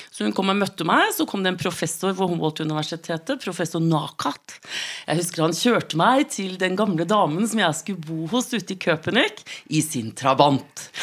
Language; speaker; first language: Norwegian; native; Norwegian